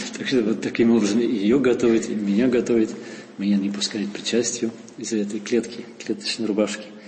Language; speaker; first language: Russian; non-native, fluent; Dutch